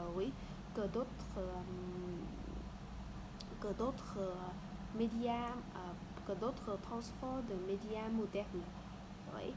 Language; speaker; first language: French; non-native, learner; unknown